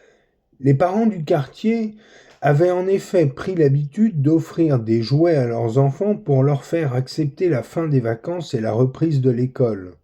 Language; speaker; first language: French; native; French